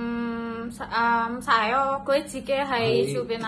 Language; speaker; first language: Cantonese; non-native, learner; Indonesian